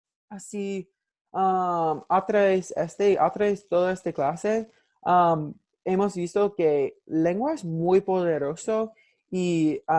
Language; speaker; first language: Spanish; non-native, learner; English